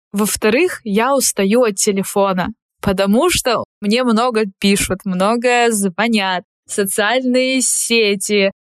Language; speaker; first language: Russian; native; Russian